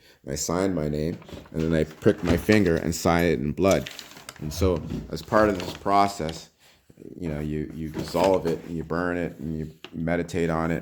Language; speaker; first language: English; native; English